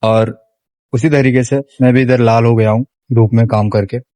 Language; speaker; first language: Hindi; non-native, local second language; Marathi